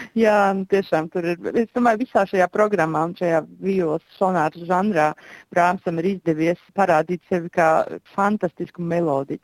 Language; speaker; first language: Latvian; native; Latvian